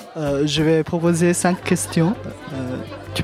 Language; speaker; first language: French; non-native, learner; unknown